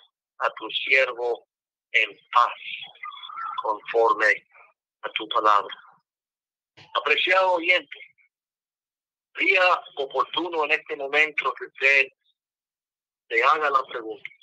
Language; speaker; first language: Spanish; non-native, fluent; English